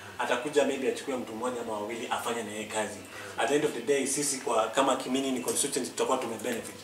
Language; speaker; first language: Swahili; non-native, local second language; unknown